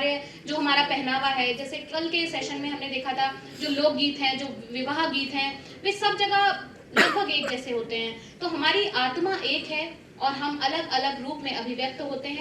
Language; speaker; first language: Hindi; native; Hindi